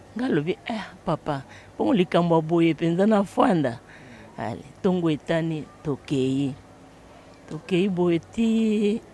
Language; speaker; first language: Lingala; non-native, local second language; Luba-Lulua